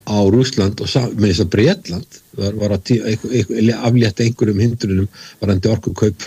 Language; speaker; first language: Icelandic; native; Icelandic